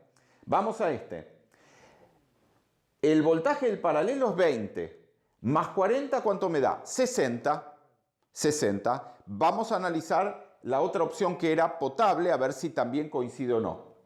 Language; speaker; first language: Spanish; native; Spanish